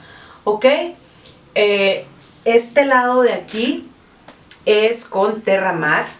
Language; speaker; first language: Spanish; native; Spanish